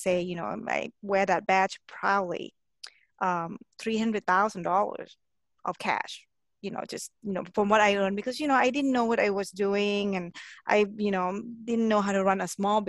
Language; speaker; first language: English; non-native, fluent; Thai